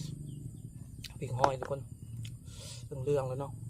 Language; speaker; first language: Thai; non-native, local second language; Northeastern Thai